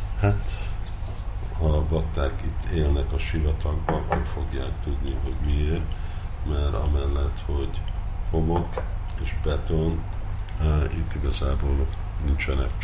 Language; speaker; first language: Hungarian; early bilingual, heritage; Hungarian